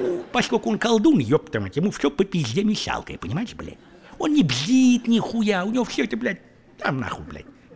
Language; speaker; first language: Russian; native; Russian